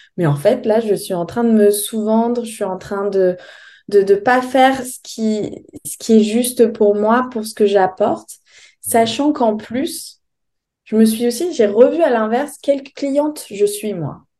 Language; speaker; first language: French; native; French